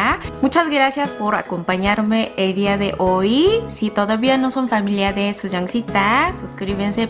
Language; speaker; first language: Spanish; non-native, learner; Korean